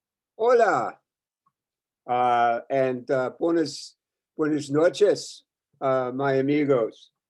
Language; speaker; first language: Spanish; non-native, learner; English